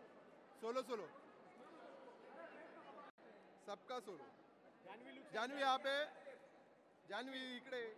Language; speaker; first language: Hindi; non-native, local second language; Marathi